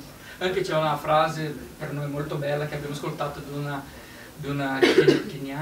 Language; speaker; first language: Italian; non-native, learner; Portuguese